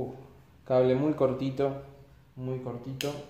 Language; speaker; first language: Spanish; native; Spanish